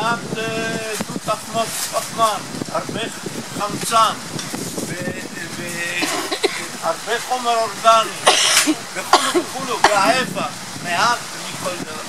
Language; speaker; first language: Hebrew; non-native, fluent; Italian